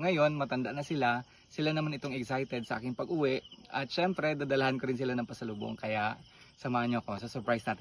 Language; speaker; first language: Filipino; non-native, local second language; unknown